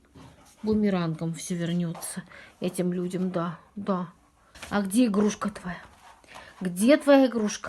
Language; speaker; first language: Russian; native; Russian